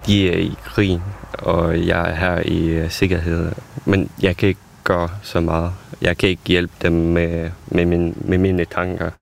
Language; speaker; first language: Danish; non-native, fluent; Ukrainian